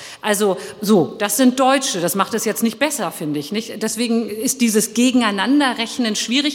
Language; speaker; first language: German; early bilingual, other home language; Turkish